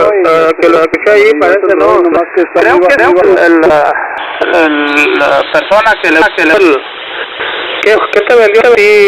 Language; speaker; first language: Spanish; native; Spanish